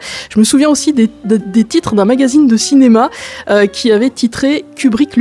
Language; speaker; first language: French; native; French